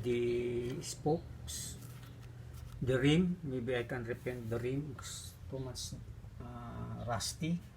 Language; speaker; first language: English; non-native, local second language; Filipino